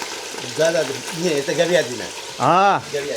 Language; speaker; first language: Russian; non-native, fluent; Uzbek